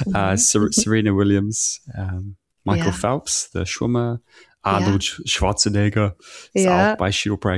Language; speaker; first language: German; non-native, learner; English